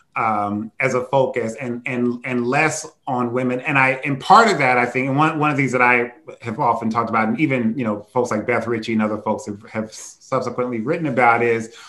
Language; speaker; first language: English; native; English